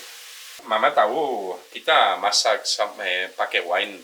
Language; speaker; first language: Indonesian; non-native, learner; Spanish